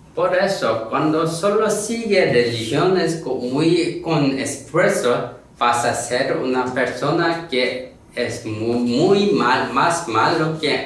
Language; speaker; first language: Spanish; non-native, learner; Korean